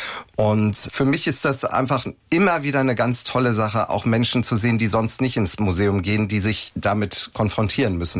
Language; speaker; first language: German; native; German